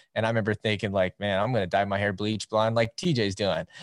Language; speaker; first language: English; native; English